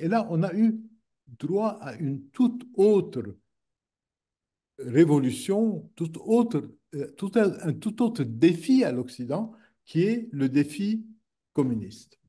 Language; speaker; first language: French; non-native, local second language; Arabic